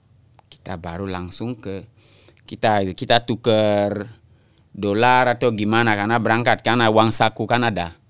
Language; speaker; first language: Indonesian; non-native, local second language; French